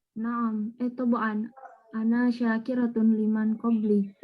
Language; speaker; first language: Arabic; non-native, learner; Indonesian